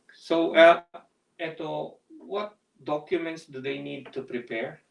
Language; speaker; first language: English; non-native, local second language; Filipino